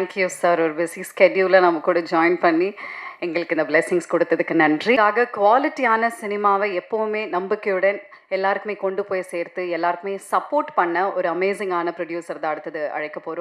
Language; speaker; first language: Tamil; native; Tamil